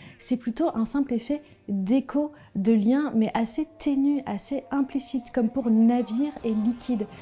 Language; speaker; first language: French; native; French